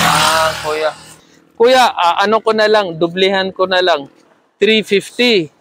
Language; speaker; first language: Filipino; non-native, learner; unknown